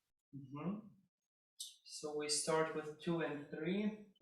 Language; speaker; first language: English; non-native, fluent; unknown